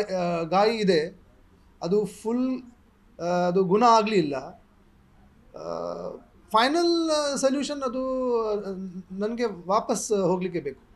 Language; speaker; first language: Kannada; non-native, local second language; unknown